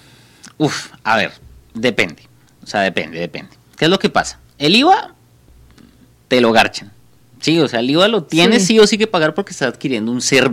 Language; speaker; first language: Spanish; native; Spanish